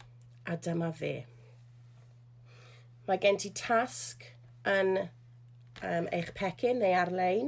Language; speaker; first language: Welsh; non-native, local second language; English